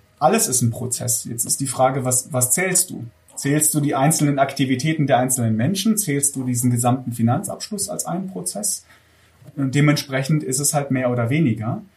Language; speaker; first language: German; early bilingual, other home language; Armenian